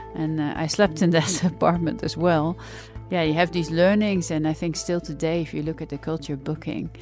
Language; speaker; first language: English; non-native, fluent; Dutch